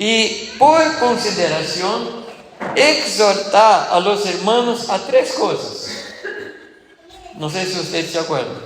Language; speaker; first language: Spanish; non-native, fluent; Portuguese